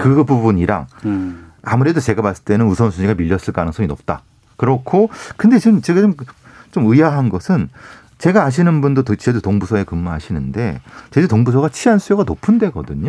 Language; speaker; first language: Korean; native; Korean